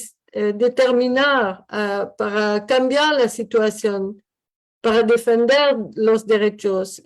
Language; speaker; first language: Spanish; non-native, learner; French